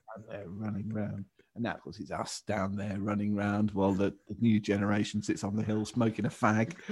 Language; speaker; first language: English; native; English